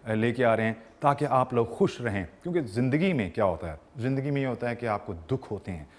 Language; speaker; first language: Urdu; native; Urdu